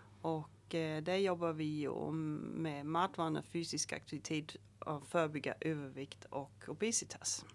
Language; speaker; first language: Swedish; native; Swedish